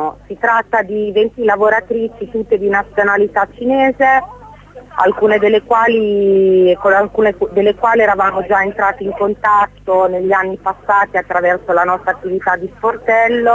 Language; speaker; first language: Italian; native; Italian